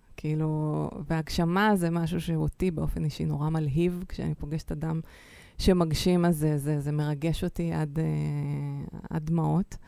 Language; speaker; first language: Hebrew; native; Hebrew